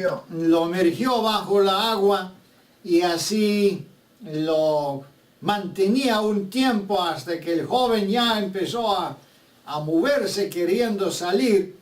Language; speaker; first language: Spanish; non-native, fluent; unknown